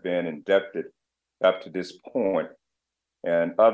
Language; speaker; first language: English; native; English